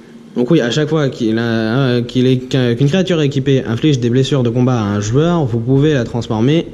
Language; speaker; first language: French; native; French